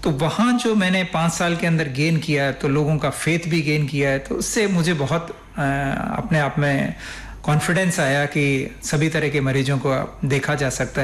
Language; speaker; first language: Hindi; non-native, local second language; Rajasthani